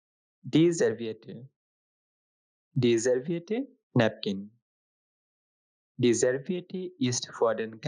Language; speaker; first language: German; non-native, fluent; Bangla